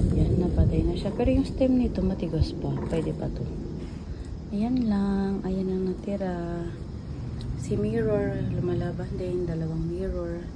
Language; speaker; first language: Filipino; native; Filipino